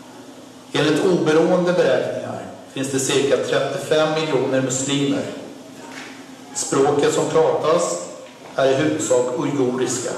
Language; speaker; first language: Swedish; non-native, fluent; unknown